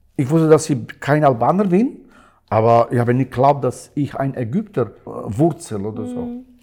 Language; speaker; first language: German; non-native, learner; Albanian